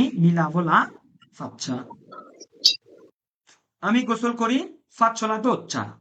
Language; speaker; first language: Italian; non-native, fluent; Bangla